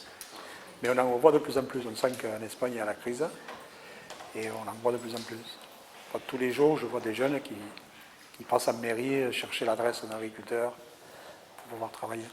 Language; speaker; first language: French; early bilingual, other home language; Catalan